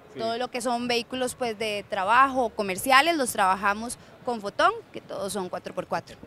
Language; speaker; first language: Spanish; native; Spanish